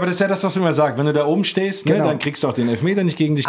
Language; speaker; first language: German; native; German